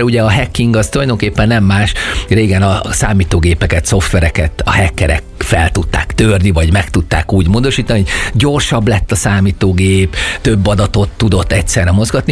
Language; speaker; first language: Hungarian; native; Hungarian